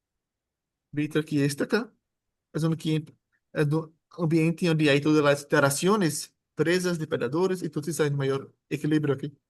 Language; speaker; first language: Spanish; non-native, fluent; Portuguese